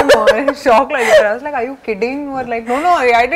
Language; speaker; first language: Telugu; non-native, fluent; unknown